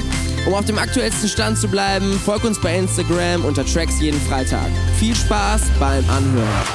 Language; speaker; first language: German; native; German